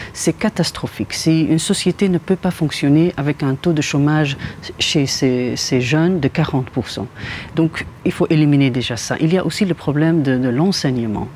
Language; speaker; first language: French; non-native, local second language; Arabic